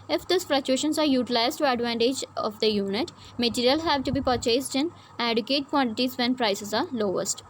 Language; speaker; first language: English; non-native, local second language; Malayalam